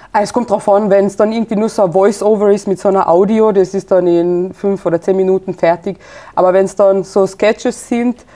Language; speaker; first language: German; early bilingual, other home language; Serbian